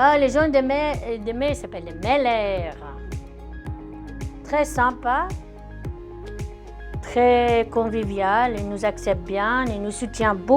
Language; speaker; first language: French; non-native, fluent; English